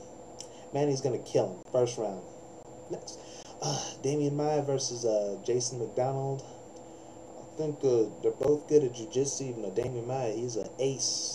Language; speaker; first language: English; native; English